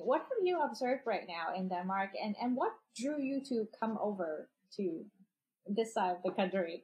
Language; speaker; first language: English; non-native, local second language; Cantonese